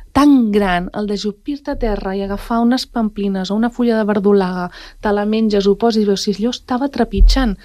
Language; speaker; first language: Catalan; native; Catalan